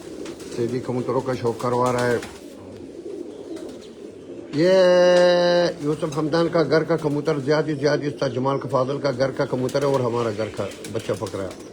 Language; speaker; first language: Hindi; non-native, learner; Arabic